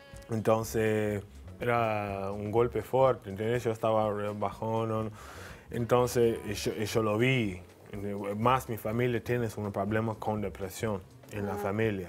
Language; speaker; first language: Spanish; non-native, learner; English